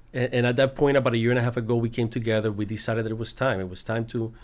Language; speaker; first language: English; early bilingual, other home language; Spanish